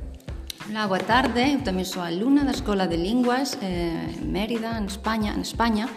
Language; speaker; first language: Portuguese; non-native, fluent; Spanish